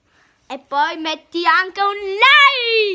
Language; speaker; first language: Italian; early bilingual, heritage; Italian